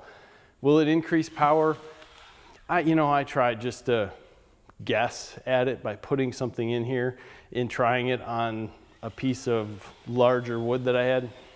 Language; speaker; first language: English; native; English